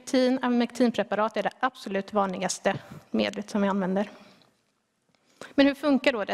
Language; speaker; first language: Swedish; native; Swedish